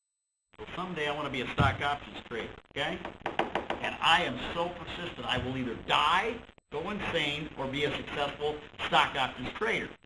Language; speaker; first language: English; native; English